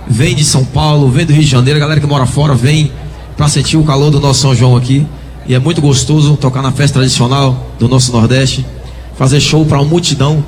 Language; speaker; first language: Portuguese; native; Portuguese